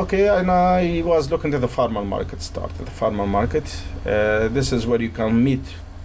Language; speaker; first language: English; non-native, fluent; Arabic